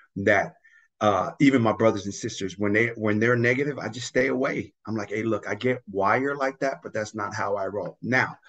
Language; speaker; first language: English; non-native, fluent; Tongan